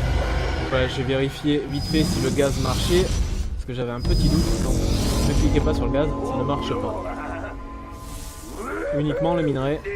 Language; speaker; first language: French; native; French